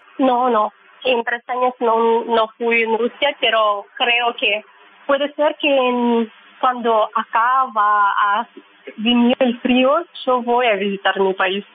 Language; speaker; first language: Spanish; non-native, learner; Russian